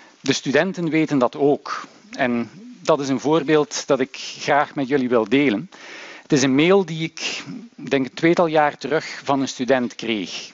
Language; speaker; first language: Dutch; native; Dutch